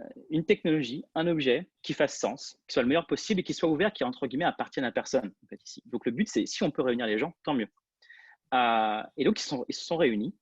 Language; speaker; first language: French; native; French